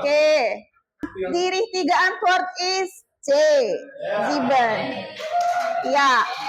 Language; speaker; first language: German; non-native, fluent; Indonesian